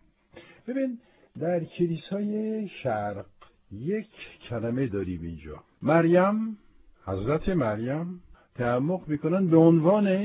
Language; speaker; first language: Persian; non-native, fluent; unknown